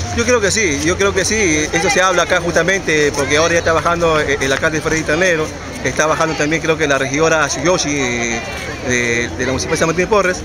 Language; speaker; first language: Spanish; native; Spanish